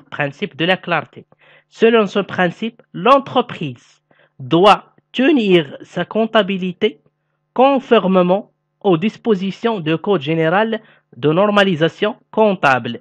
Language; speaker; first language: French; non-native, local second language; Arabic